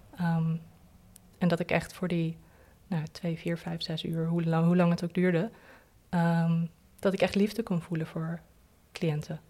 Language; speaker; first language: Dutch; native; Dutch